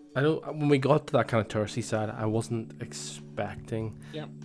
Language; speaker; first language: English; native; English